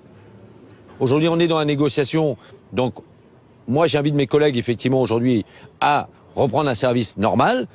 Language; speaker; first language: French; native; French